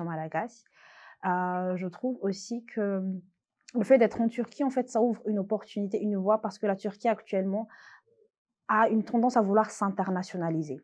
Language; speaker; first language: French; non-native, local second language; Malagasy